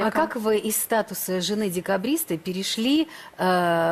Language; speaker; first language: Russian; native; Russian